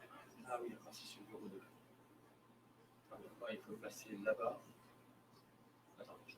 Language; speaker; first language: French; native; French